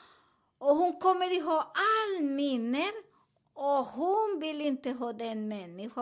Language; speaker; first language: Swedish; non-native, fluent; Spanish